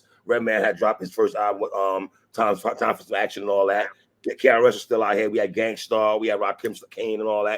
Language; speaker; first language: English; native; English